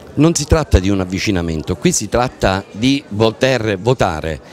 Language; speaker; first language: Italian; native; Italian